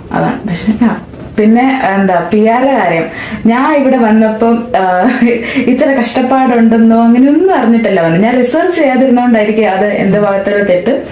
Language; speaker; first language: Malayalam; non-native, local second language; English